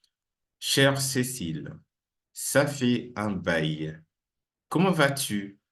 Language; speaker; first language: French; non-native, fluent; English